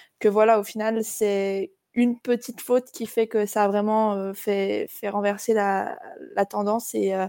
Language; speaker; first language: French; native; French